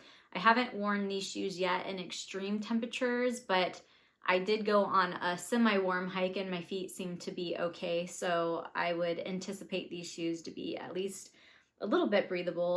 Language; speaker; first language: English; native; English